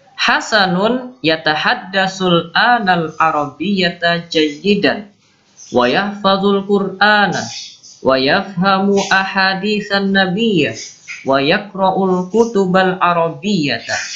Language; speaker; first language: Arabic; non-native, fluent; Indonesian